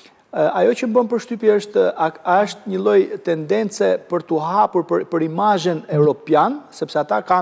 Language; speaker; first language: Albanian; native; Albanian